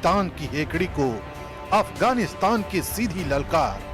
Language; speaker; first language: Hindi; native; Hindi